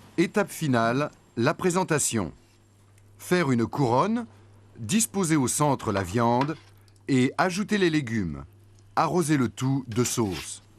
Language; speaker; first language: French; native; French